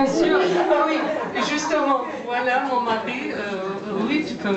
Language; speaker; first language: French; non-native, fluent; Persian